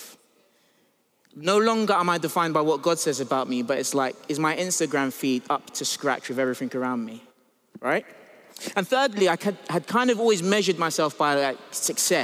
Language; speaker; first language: English; native; English